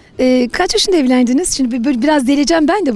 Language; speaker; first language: Turkish; native; Turkish